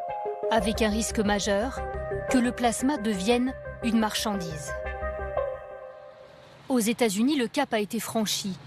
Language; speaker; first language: French; native; French